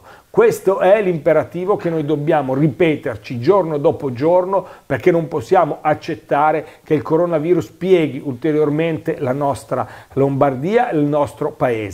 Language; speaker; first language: Italian; native; Italian